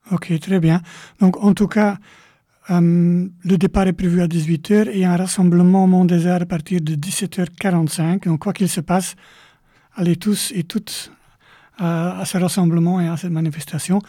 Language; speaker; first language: French; native; French